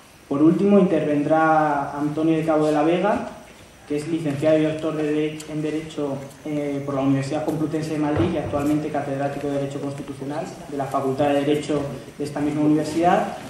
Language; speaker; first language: Spanish; native; Spanish